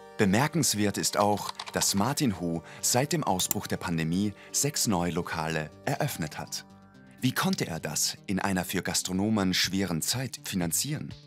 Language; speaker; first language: German; native; German